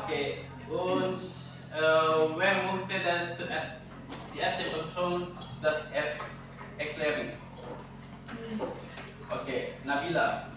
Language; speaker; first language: German; non-native, learner; Indonesian